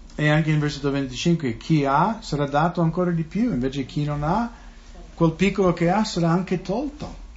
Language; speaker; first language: Italian; non-native, fluent; English